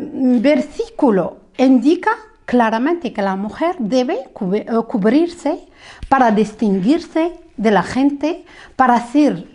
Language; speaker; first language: Spanish; non-native, fluent; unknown